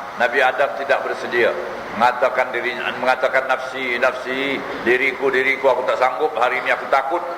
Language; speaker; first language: Malay; native; Malay